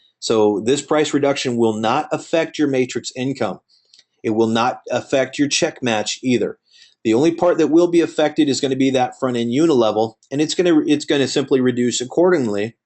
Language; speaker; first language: English; native; English